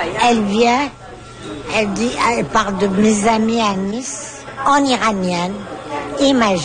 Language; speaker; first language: French; non-native, fluent; Persian